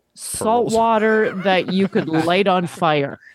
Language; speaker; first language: English; native; English